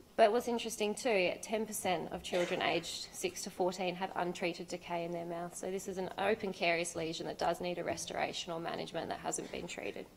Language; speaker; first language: English; native; English